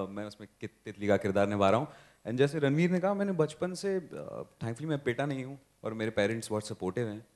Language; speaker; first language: Hindi; native; Hindi